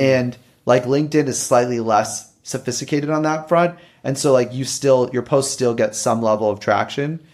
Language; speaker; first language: English; native; English